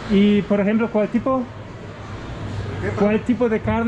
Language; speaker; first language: Spanish; non-native, learner; German